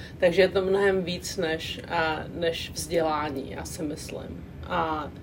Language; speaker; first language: Czech; non-native, local second language; English